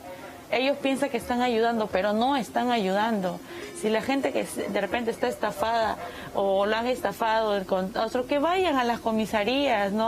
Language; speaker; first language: Spanish; native; Spanish